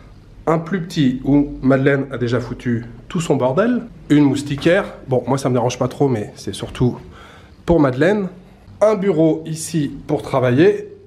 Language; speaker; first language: French; native; French